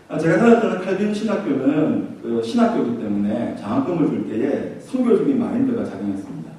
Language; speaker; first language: Korean; native; Korean